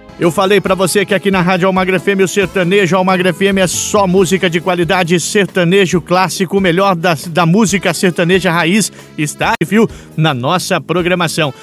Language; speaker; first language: Portuguese; native; Portuguese